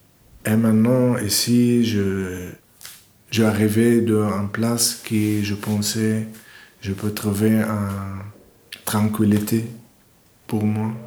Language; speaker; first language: French; non-native, learner; English